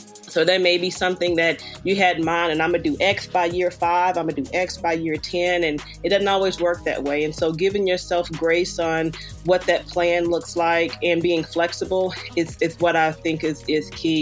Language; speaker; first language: English; native; English